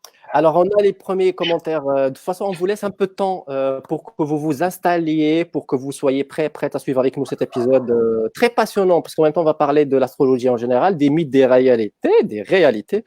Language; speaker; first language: French; native; French